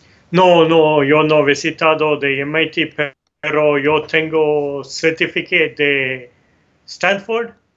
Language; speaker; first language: Spanish; non-native, learner; Tamil